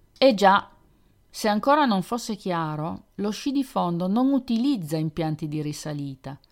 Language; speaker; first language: Italian; native; Italian